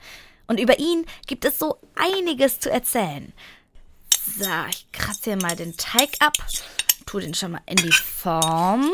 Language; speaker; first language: German; native; German